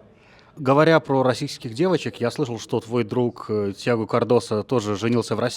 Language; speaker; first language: Russian; native; Russian